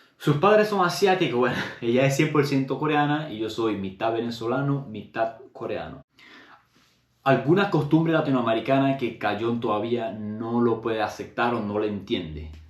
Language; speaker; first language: Spanish; native; Spanish